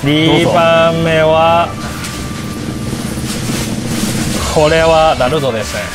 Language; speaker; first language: Japanese; non-native, learner; Cantonese